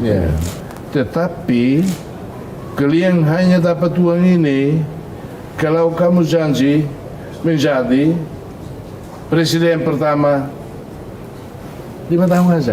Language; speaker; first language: Indonesian; non-native, fluent; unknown